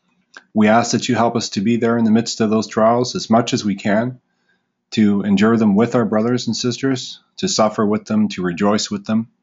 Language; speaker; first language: English; native; English